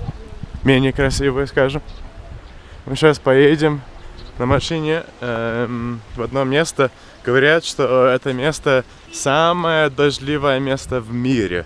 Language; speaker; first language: Russian; non-native, fluent; English